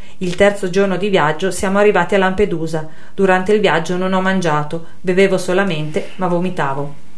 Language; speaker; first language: Italian; native; Italian